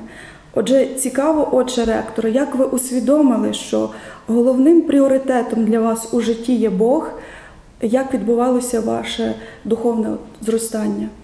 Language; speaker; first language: Ukrainian; native; Ukrainian